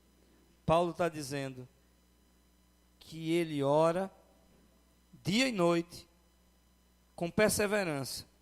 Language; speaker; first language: Portuguese; native; Portuguese